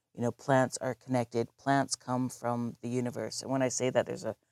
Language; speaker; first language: English; native; English